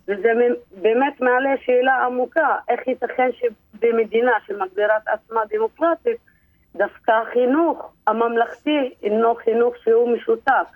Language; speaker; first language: Hebrew; non-native, local second language; Arabic